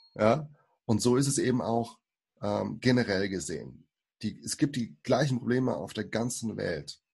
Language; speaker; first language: German; early bilingual, other home language; Portuguese